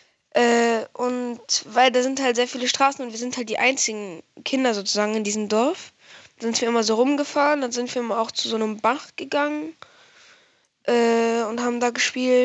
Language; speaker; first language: German; native; German